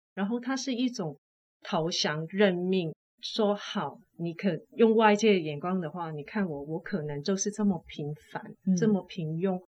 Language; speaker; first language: Chinese; non-native, fluent; Cantonese